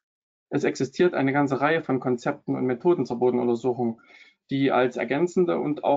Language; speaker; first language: German; native; German